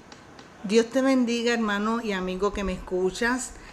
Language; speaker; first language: Spanish; native; Spanish